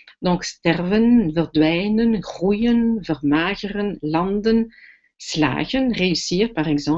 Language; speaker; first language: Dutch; non-native, fluent; French